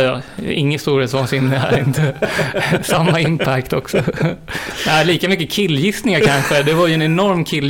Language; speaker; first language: Swedish; native; Swedish